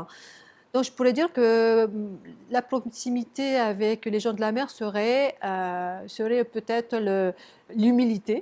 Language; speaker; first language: French; native; French